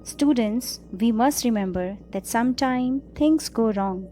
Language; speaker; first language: English; non-native, local second language; Hindi